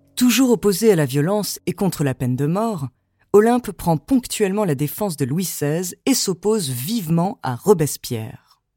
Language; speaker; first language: French; native; French